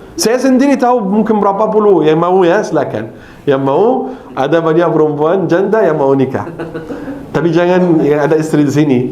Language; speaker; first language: Malay; non-native, fluent; Arabic